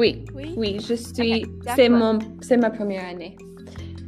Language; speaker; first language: French; non-native, learner; English